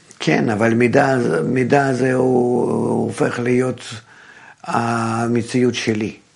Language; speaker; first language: Hebrew; non-native, fluent; Russian